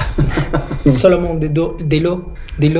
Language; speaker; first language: French; non-native, learner; Spanish